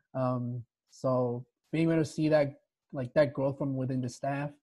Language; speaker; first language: English; early bilingual, other home language; Spanish